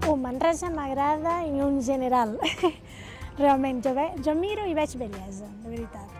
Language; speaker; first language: Catalan; non-native, fluent; Portuguese